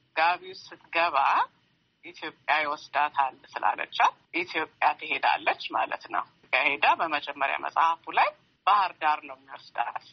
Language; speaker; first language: Amharic; native; Amharic